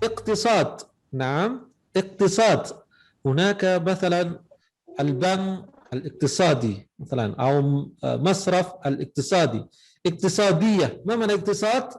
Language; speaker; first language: Arabic; non-native, fluent; Indonesian